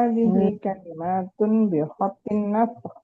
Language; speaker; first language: Arabic; non-native, learner; Indonesian